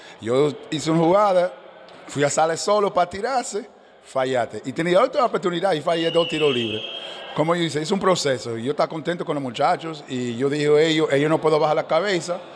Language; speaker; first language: Spanish; non-native, learner; English